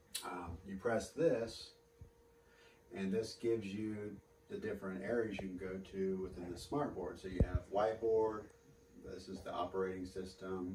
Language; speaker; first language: English; native; English